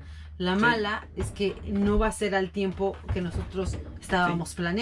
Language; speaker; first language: Spanish; native; Spanish